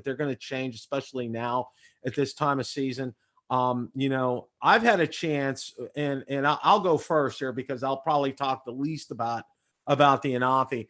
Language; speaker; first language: English; native; English